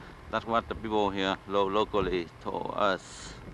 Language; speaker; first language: English; non-native, learner; Vietnamese